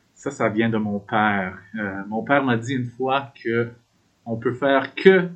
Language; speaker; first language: French; native; French